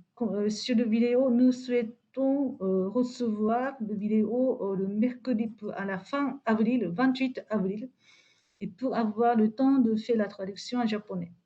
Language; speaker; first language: French; non-native, fluent; Japanese